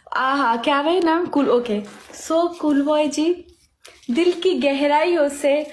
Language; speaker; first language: Hindi; non-native, local second language; Bangla